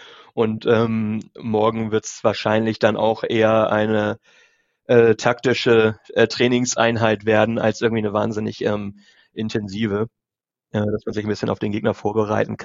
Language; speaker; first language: German; native; German